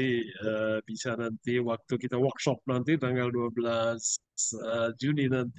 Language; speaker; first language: Indonesian; native; Indonesian